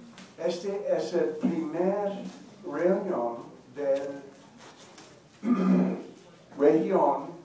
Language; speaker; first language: Spanish; non-native, learner; English